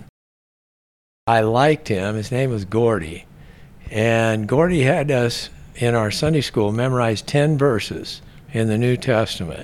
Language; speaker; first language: English; native; English